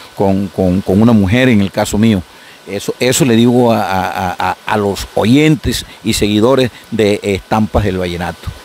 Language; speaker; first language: Spanish; native; Spanish